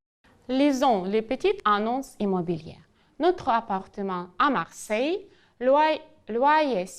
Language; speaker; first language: French; non-native, fluent; Ukrainian